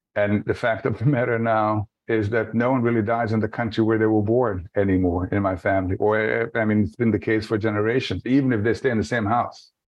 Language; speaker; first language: English; non-native, fluent; Bosnian